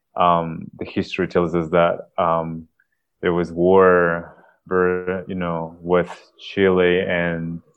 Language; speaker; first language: English; non-native, fluent; Spanish